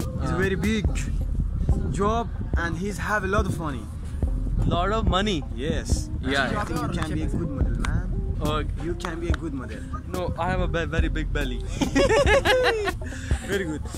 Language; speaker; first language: English; non-native, learner; Persian